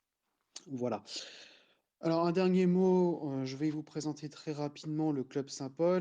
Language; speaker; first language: French; native; French